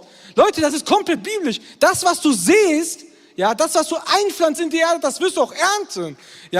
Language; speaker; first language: German; native; German